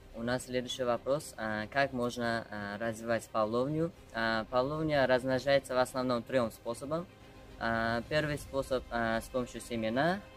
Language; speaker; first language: Russian; non-native, local second language; Uzbek